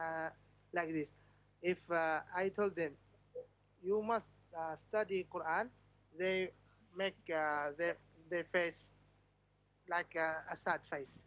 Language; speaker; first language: English; non-native, learner; Malay